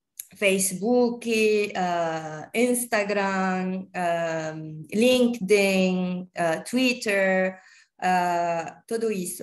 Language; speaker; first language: Portuguese; non-native, learner; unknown